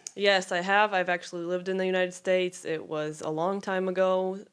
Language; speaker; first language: English; non-native, fluent; Polish